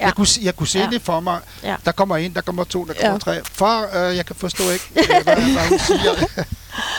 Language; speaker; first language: Danish; non-native, fluent; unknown